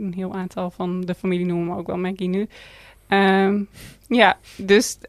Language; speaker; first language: Dutch; native; Dutch